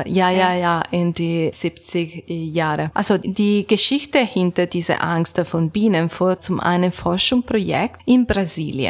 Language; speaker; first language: German; non-native, learner; Italian